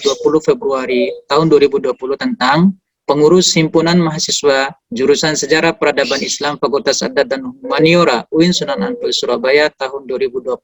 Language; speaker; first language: Malay; native; Malay